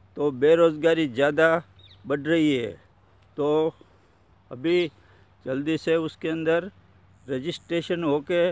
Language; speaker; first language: Hindi; non-native, local second language; Gujarati